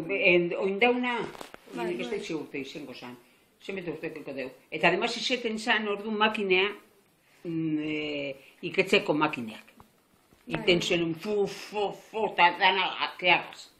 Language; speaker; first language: Basque; native; Basque